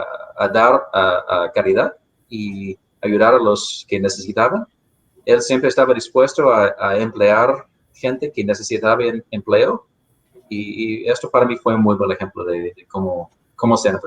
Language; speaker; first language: Spanish; non-native, fluent; English